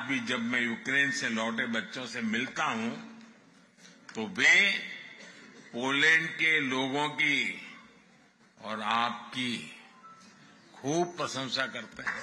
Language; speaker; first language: Hindi; non-native, local second language; Gujarati